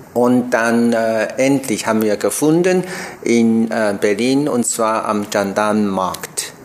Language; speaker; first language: German; non-native, learner; Chinese